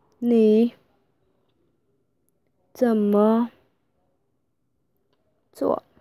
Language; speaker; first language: Chinese; non-native, learner; Khmer